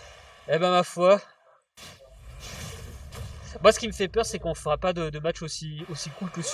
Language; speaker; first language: French; native; French